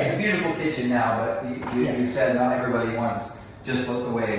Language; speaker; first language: English; native; English